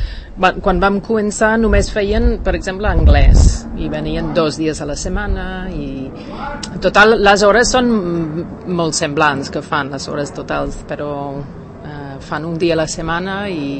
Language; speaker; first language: Catalan; non-native, fluent; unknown